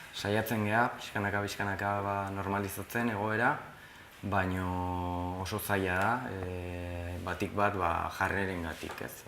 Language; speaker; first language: Basque; non-native, local second language; Spanish